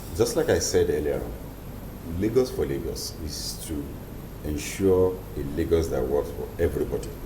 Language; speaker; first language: English; non-native, local second language; Yoruba